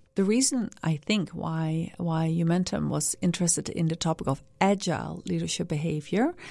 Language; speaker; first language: English; non-native, fluent; Dutch